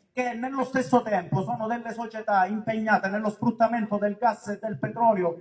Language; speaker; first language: Italian; native; Italian